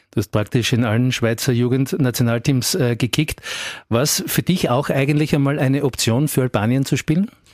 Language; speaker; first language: German; native; German